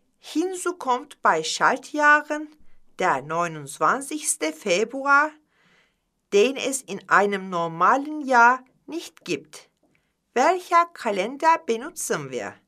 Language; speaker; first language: German; non-native, fluent; Turkish